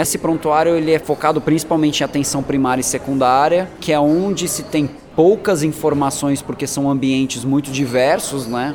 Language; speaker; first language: Portuguese; early bilingual, other home language; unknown